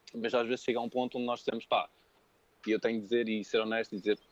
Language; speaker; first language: Portuguese; early bilingual, other home language; French